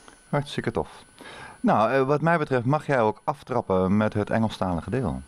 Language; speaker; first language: Dutch; native; Dutch